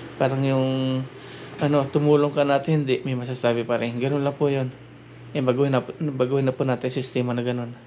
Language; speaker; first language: Filipino; native; Filipino